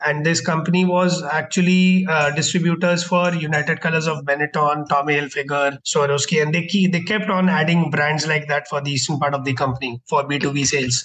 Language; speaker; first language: English; non-native, local second language; Hindi